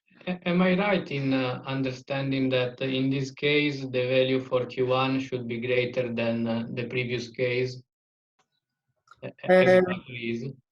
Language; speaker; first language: English; non-native, learner; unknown